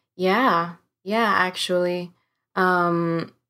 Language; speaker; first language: English; native; English